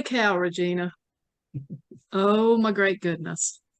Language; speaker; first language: English; native; English